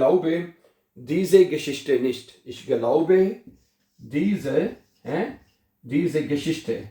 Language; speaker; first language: German; non-native, fluent; Urdu